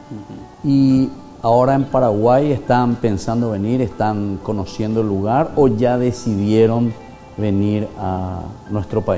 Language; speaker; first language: Spanish; native; Spanish